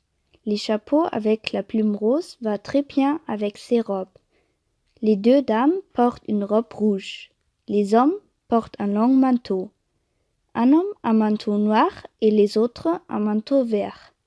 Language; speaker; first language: French; non-native, learner; German